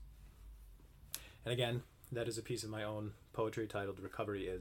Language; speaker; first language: English; native; English